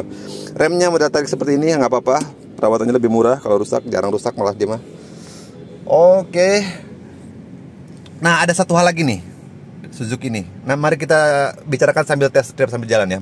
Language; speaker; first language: Indonesian; native; Indonesian